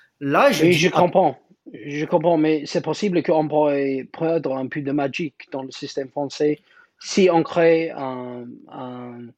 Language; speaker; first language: French; non-native, learner; English